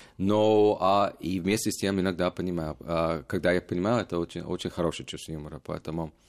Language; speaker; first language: Russian; non-native, fluent; English